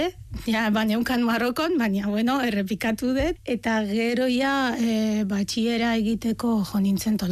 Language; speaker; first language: Basque; non-native, fluent; Arabic